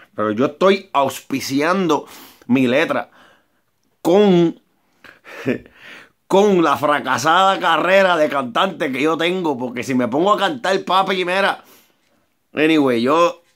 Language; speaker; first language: Spanish; native; Spanish